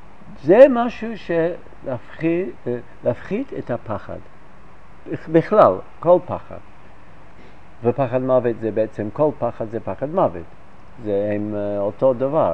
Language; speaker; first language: Hebrew; non-native, fluent; English